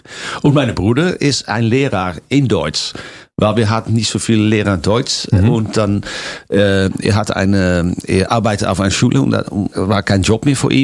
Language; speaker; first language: German; non-native, fluent; Dutch